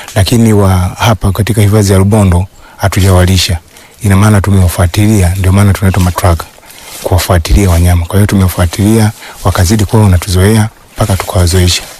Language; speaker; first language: Swahili; native; Swahili